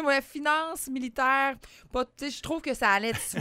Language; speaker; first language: French; native; French